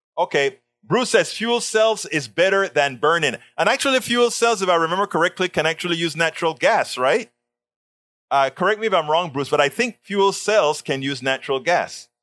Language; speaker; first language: English; non-native, fluent; Spanish